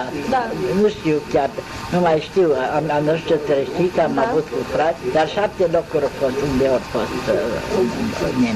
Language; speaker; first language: Romanian; non-native, local second language; German